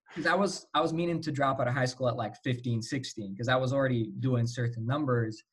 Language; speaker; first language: English; non-native, fluent; Slovak